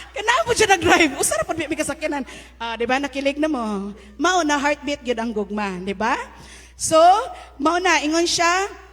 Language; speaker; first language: Cebuano; native; Cebuano